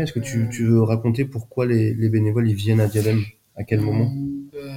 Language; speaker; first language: French; native; French